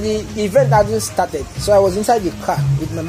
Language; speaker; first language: English; non-native, local second language; Nigerian Pidgin